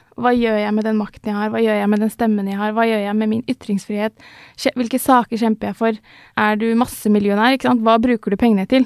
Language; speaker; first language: Norwegian; early bilingual, other home language; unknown